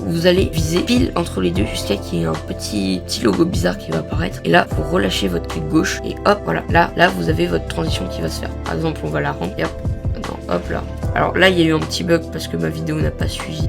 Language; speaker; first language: French; native; French